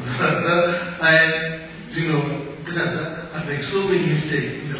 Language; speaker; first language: Russian; non-native, learner; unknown